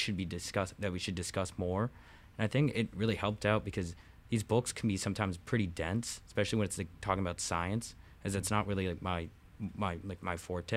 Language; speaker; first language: English; native; English